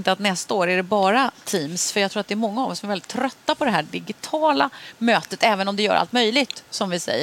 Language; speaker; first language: Swedish; native; Swedish